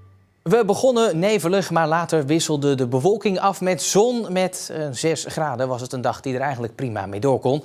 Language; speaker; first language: Dutch; native; Dutch